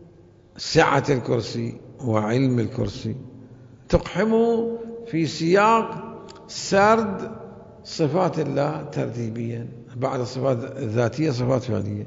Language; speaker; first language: Arabic; native; Arabic